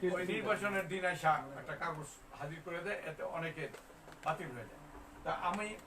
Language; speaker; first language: Bangla; native; Bangla